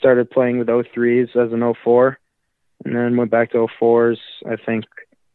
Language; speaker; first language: English; native; English